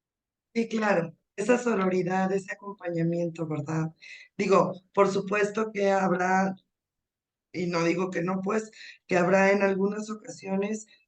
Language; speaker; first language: Spanish; native; Spanish